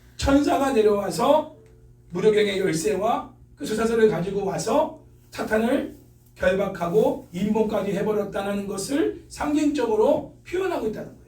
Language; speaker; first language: Korean; native; Korean